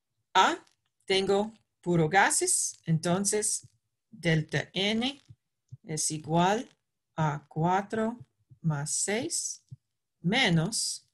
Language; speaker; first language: Spanish; non-native, fluent; English